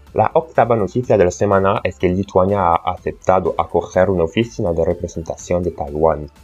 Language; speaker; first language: Spanish; non-native, fluent; French